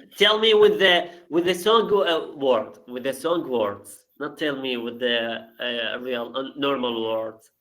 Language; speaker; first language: English; non-native, learner; Arabic